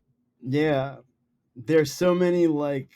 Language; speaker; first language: English; native; English